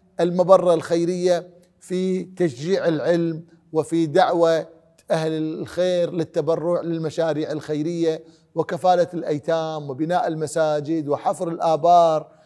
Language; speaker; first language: Arabic; native; Arabic